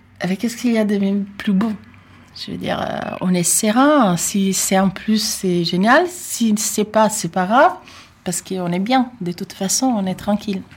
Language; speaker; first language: French; non-native, fluent; Italian